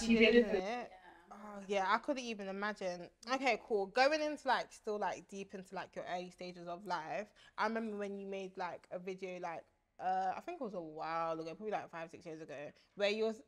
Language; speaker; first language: English; early bilingual, other home language; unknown